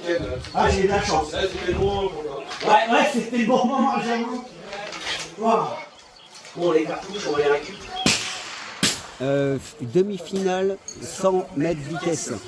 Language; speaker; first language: French; native; French